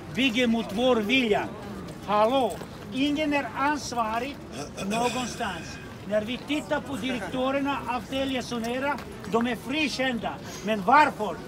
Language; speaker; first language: Swedish; non-native, fluent; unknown